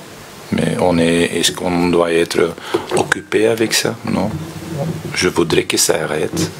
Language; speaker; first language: French; non-native, fluent; Dutch